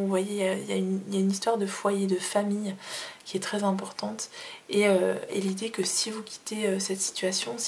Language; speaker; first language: French; native; French